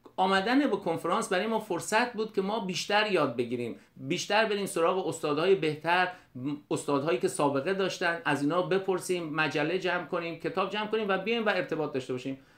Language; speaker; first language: Persian; native; Persian